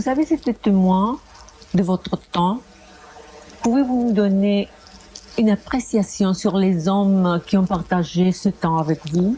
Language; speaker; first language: French; non-native, fluent; Spanish